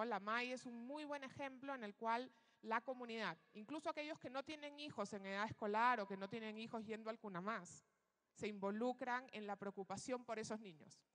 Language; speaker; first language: Spanish; native; Spanish